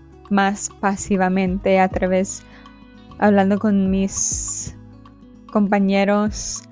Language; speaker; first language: Spanish; non-native, fluent; English